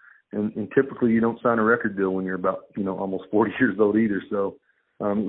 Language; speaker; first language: English; native; English